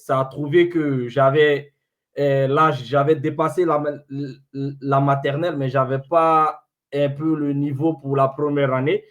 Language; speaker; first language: French; non-native, local second language; Fula